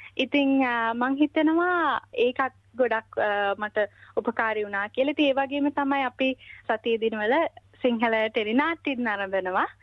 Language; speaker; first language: Sinhala; native; Sinhala